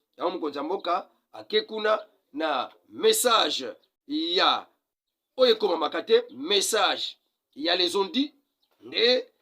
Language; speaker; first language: Lingala; non-native, local second language; Kongo